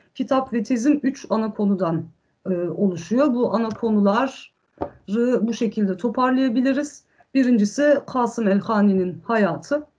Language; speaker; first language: Turkish; early bilingual, heritage; Turkish